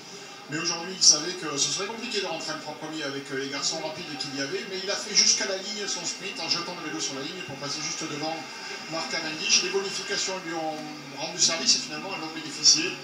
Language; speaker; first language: French; native; French